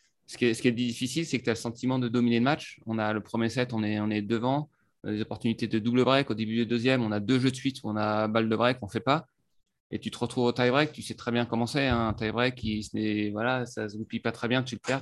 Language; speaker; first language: French; native; French